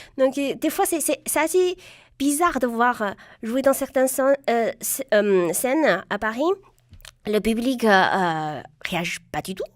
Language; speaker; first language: French; non-native, fluent; Chinese